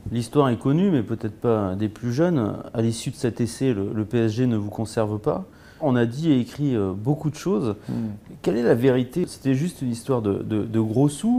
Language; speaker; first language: French; native; French